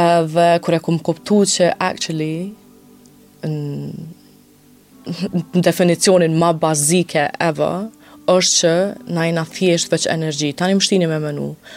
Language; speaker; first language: Albanian; early bilingual, heritage; Albanian